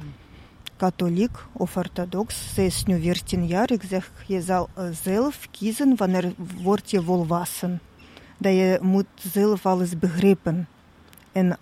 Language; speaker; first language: Dutch; non-native, learner; Russian